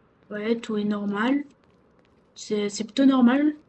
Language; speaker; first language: French; native; French